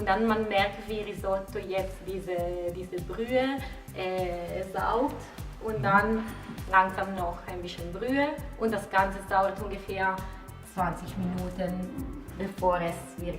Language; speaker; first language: German; non-native, fluent; Italian